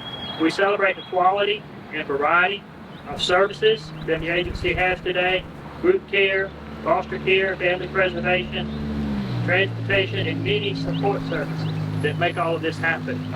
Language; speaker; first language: English; native; English